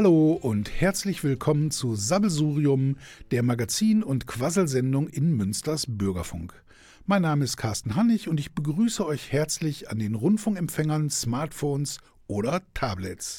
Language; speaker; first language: German; native; German